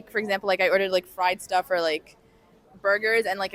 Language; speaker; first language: English; native; English